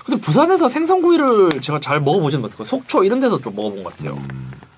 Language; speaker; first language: Korean; native; Korean